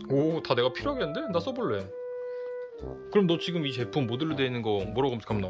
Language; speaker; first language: Korean; native; Korean